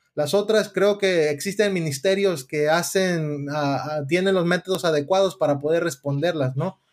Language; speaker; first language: Spanish; early bilingual, heritage; Spanish